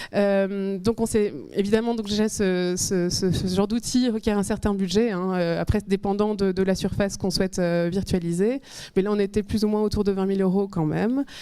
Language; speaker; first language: French; native; French